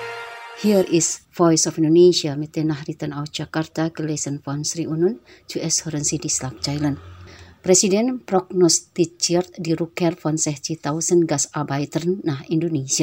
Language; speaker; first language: German; non-native, fluent; Indonesian